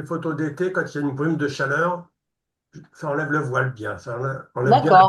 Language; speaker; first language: French; native; French